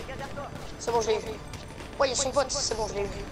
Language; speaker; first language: French; native; French